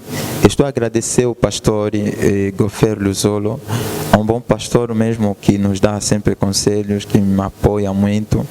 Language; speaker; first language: Portuguese; non-native, fluent; Lingala